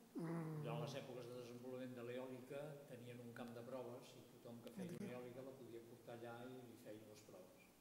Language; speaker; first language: Catalan; native; Catalan